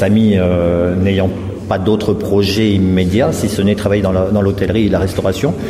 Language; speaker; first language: French; native; French